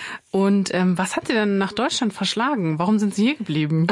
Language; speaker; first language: German; native; German